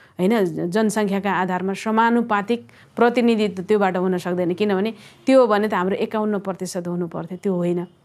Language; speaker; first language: Nepali; native; Nepali